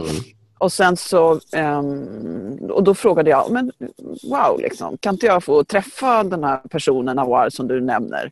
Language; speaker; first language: Swedish; native; Swedish